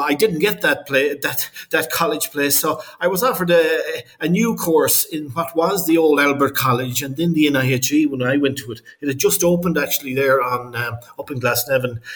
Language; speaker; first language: English; native; English